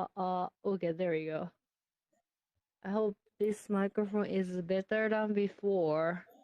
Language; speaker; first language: English; non-native, learner; Japanese